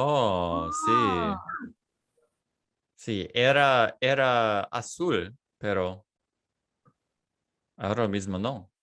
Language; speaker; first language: Spanish; non-native, fluent; English